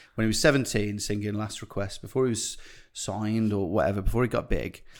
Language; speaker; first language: English; native; English